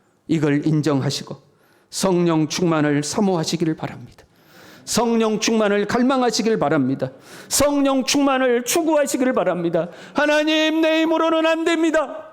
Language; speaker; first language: Korean; native; Korean